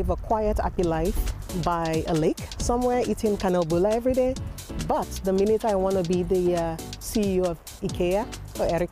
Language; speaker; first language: English; non-native, local second language; Yoruba